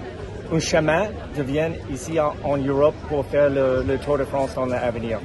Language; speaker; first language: French; non-native, fluent; English